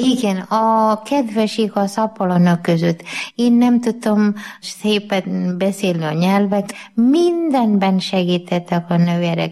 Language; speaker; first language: Hungarian; non-native, learner; Malayalam